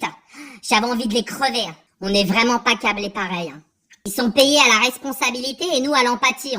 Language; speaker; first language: French; native; French